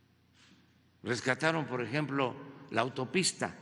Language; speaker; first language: Spanish; native; Spanish